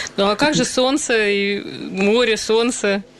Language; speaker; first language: Russian; native; Russian